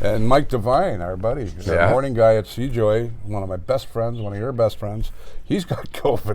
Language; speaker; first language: English; native; English